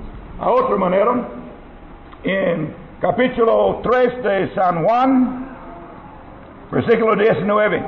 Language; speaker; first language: Spanish; non-native, learner; English